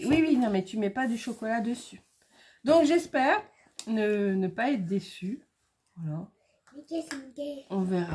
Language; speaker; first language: French; native; French